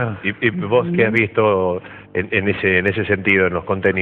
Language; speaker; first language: Spanish; native; Spanish